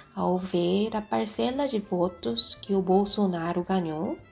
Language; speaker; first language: Portuguese; non-native, fluent; Korean